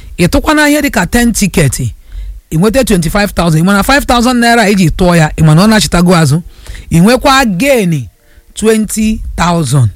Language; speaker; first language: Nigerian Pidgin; non-native, local second language; Yoruba